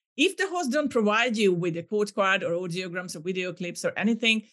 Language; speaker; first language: English; non-native, fluent; Hungarian